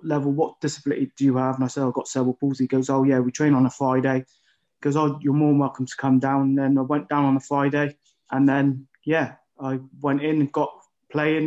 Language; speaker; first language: English; native; English